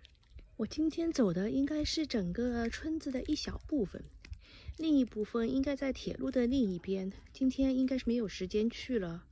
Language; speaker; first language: Chinese; native; Chinese